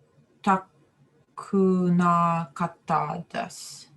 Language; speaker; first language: Japanese; non-native, learner; English